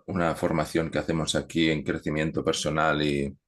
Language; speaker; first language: Spanish; non-native, local second language; Catalan